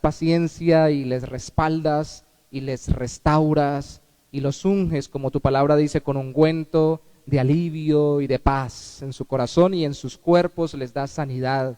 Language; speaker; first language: Spanish; native; Spanish